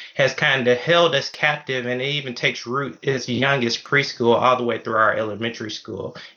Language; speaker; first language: English; native; English